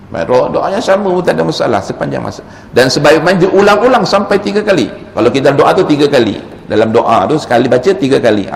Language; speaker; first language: Malay; native; Malay